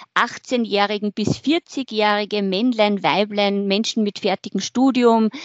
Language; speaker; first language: German; native; German